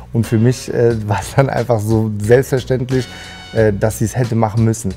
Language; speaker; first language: German; early bilingual, other home language; Turkish